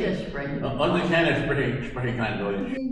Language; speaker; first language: German; early bilingual, heritage; German